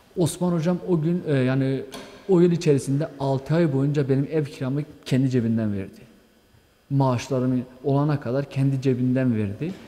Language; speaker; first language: Turkish; non-native, local second language; Kurdish